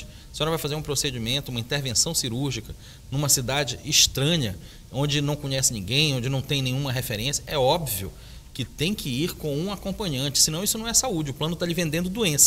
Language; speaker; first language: Portuguese; native; Portuguese